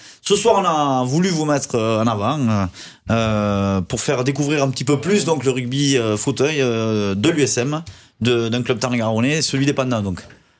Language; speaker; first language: French; native; French